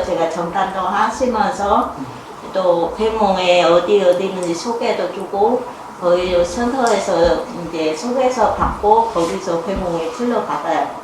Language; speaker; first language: Korean; non-native, learner; Vietnamese